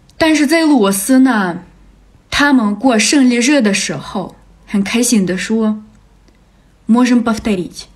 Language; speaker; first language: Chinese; non-native, fluent; Ukrainian